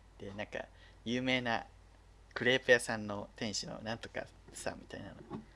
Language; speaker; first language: Japanese; native; Japanese